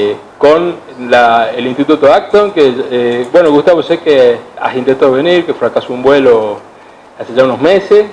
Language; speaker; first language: Spanish; native; Spanish